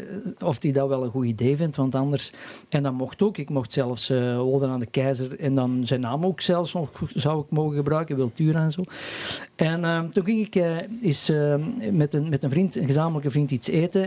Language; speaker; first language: Dutch; native; Dutch